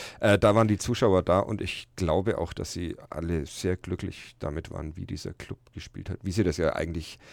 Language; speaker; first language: German; native; German